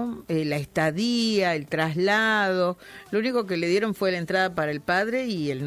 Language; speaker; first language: Spanish; native; Spanish